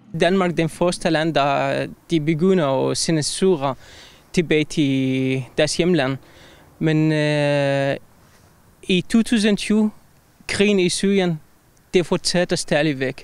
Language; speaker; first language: Danish; non-native, fluent; Arabic